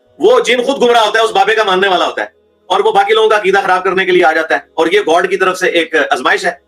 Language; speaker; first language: Urdu; native; Urdu